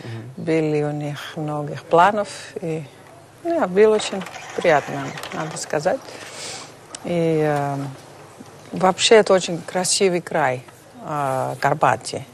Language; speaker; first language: Russian; non-native, fluent; Dutch